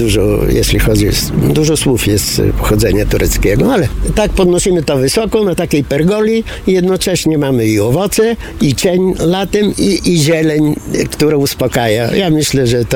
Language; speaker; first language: Polish; non-native, fluent; Bulgarian